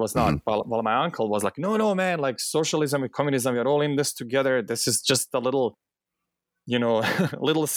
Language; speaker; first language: English; non-native, fluent; Bosnian